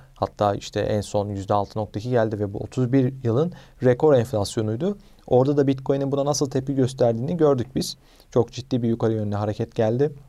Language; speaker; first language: Turkish; native; Turkish